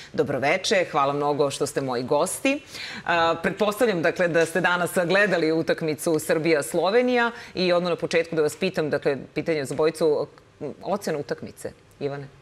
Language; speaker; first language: Serbian; native; Serbian